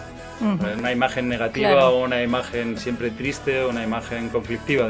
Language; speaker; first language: Spanish; native; Spanish